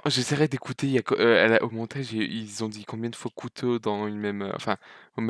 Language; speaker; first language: French; native; French